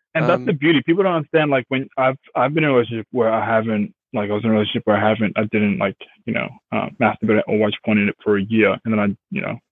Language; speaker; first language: English; early bilingual, other home language; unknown